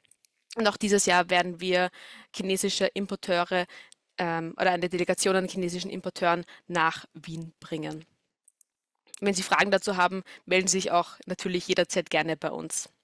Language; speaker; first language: German; native; German